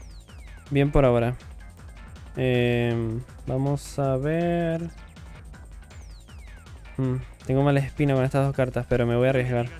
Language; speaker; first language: Spanish; native; Spanish